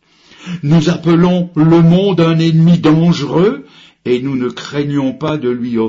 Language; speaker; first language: French; native; French